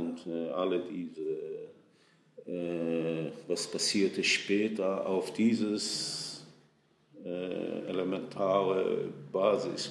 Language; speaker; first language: German; non-native, fluent; Hebrew